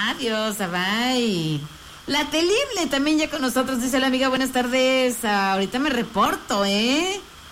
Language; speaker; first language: Spanish; native; Spanish